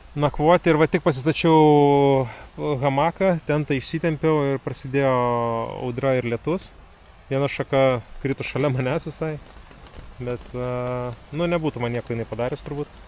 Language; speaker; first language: Lithuanian; native; Lithuanian